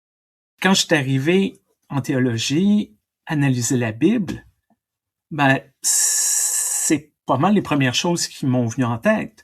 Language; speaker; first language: French; native; French